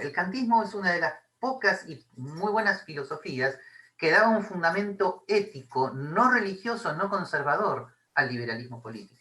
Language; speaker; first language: Spanish; native; Spanish